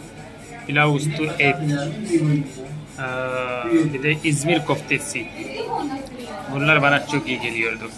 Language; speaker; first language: Turkish; non-native, fluent; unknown